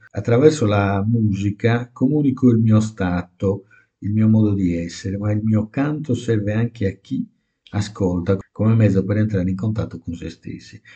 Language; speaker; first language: Italian; native; Italian